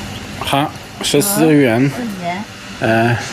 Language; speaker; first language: Chinese; non-native, learner; French